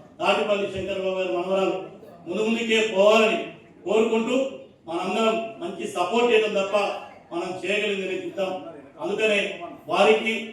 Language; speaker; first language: Telugu; native; Telugu